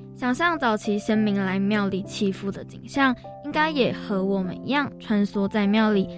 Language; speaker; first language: Chinese; native; Chinese